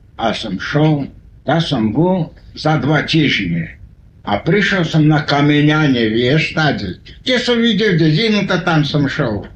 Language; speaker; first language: Slovak; native; Slovak